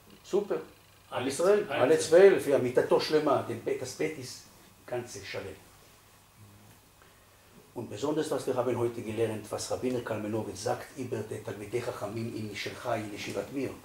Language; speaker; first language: German; non-native, fluent; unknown